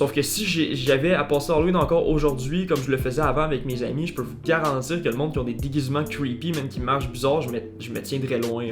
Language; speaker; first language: French; native; French